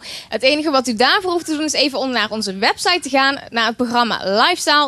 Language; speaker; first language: Dutch; native; Dutch